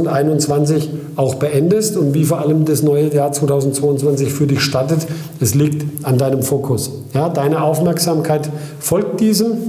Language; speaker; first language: German; native; German